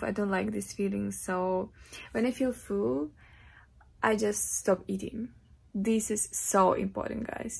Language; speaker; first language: English; non-native, fluent; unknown